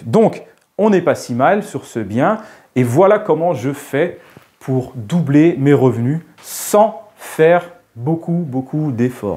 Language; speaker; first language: French; native; French